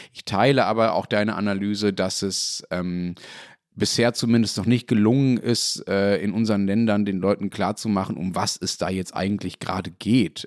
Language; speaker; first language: German; native; German